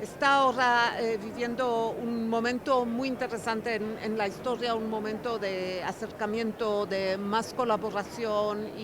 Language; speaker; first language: Spanish; non-native, fluent; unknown